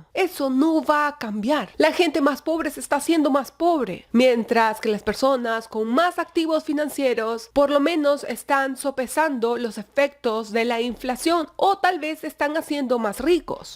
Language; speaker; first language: Spanish; native; Spanish